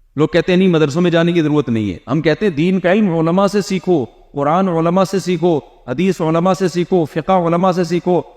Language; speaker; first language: Urdu; native; Urdu